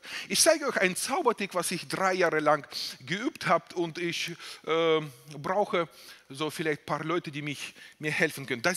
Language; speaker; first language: German; non-native, fluent; Russian